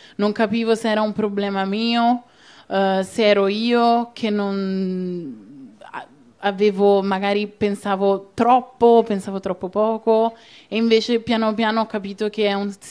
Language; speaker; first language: Italian; native; Italian